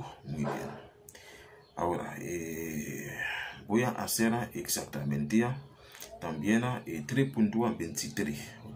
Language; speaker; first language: Spanish; non-native, learner; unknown